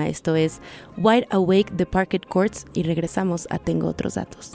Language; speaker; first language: Spanish; native; Spanish